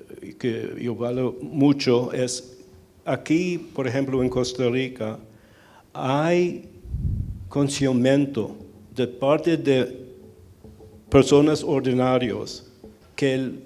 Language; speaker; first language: Spanish; early bilingual, heritage; Spanish